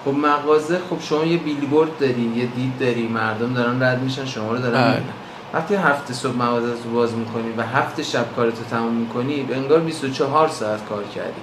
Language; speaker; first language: Persian; native; Persian